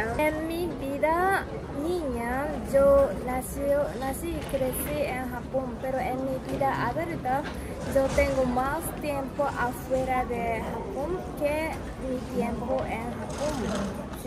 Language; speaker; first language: Spanish; non-native, learner; Japanese